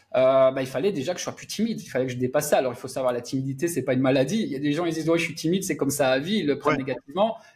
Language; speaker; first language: French; native; French